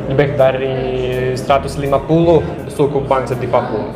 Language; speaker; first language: Indonesian; non-native, learner; Russian